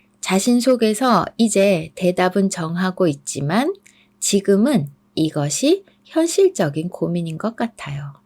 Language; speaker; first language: Korean; native; Korean